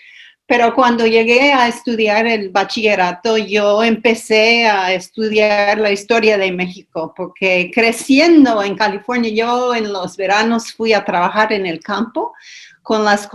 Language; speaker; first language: Spanish; non-native, fluent; English